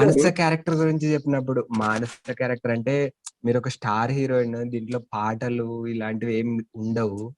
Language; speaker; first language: Telugu; native; Telugu